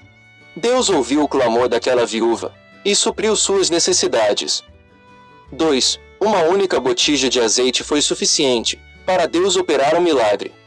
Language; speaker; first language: Portuguese; native; Portuguese